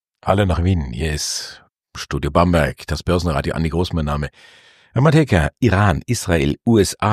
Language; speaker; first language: German; native; German